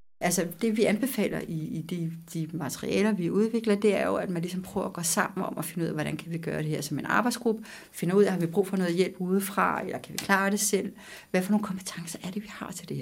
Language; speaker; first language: Danish; native; Danish